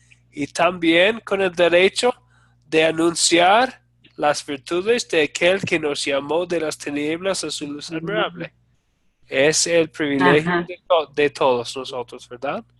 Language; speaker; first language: Spanish; non-native, fluent; English